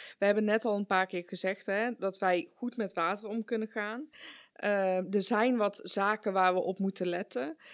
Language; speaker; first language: Dutch; early bilingual, other home language; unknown